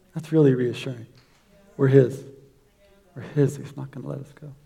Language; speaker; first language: English; native; English